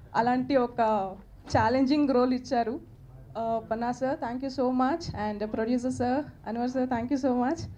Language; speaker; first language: Telugu; non-native, learner; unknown